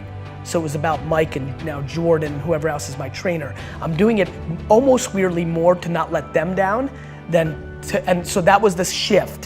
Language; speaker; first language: English; early bilingual, other home language; Russian